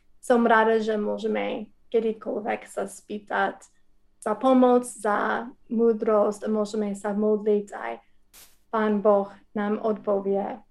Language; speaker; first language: Slovak; non-native, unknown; English